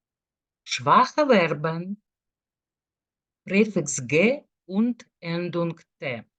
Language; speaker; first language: German; non-native, fluent; Lithuanian